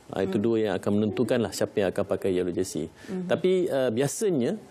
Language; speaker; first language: Malay; non-native, local second language; Tamil